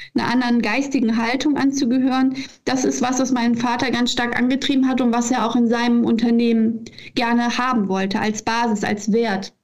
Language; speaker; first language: German; native; German